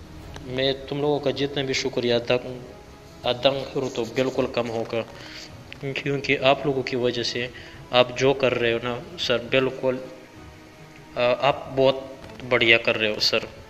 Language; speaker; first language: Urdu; non-native, local second language; Pashto